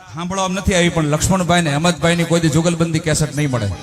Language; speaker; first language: Gujarati; non-native, local second language; Rajasthani